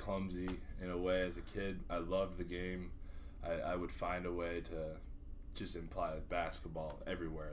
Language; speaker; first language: English; native; English